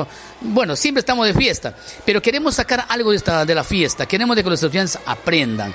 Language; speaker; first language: Spanish; native; Spanish